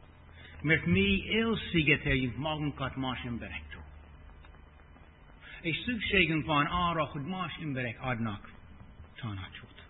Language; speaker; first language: Hungarian; non-native, fluent; English